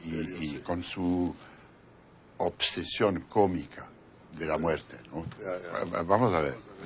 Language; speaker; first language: Spanish; non-native, fluent; French